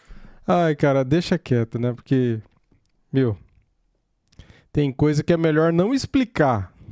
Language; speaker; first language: Portuguese; native; Portuguese